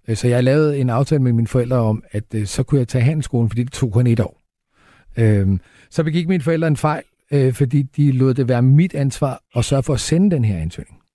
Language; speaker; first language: Danish; native; Danish